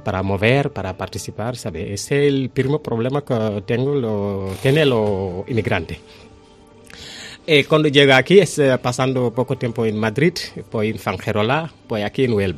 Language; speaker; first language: Spanish; non-native, learner; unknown